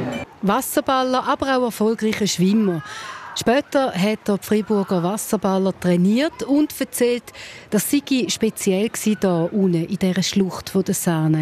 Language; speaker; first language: German; native; German